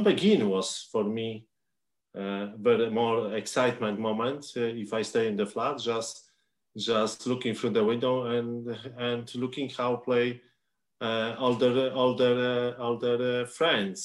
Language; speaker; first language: English; non-native, learner; Polish